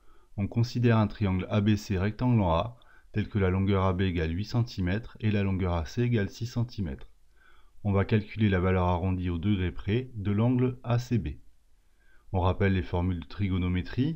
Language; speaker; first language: French; native; French